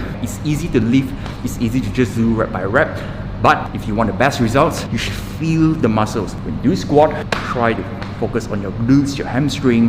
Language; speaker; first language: English; non-native, local second language; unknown